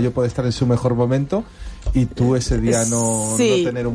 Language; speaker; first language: Spanish; native; Spanish